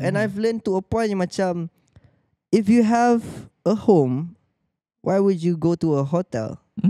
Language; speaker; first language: English; non-native, local second language; Malay